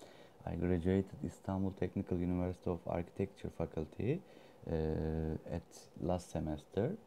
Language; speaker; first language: English; non-native, learner; Turkish